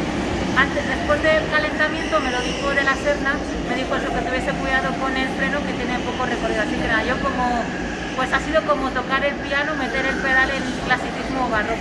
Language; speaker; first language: Spanish; native; Spanish